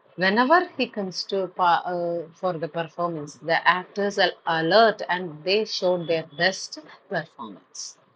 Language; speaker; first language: English; non-native, local second language; Malayalam